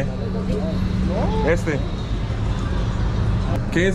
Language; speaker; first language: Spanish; non-native, learner; English